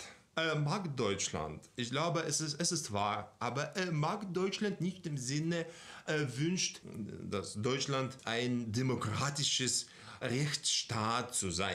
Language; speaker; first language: German; non-native, fluent; Russian